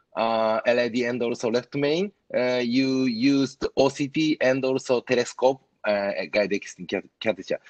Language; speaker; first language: English; non-native, fluent; Japanese